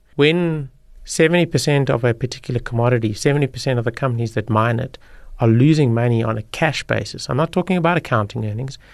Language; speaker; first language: English; native; English